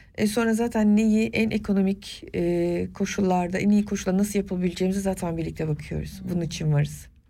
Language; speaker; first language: Turkish; non-native, local second language; Kurdish